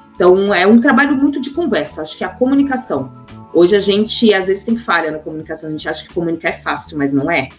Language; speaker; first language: Portuguese; native; Portuguese